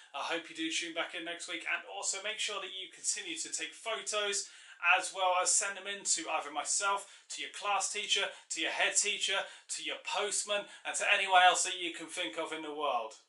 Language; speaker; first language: English; native; English